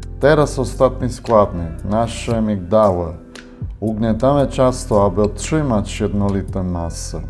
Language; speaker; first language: Polish; non-native, fluent; Italian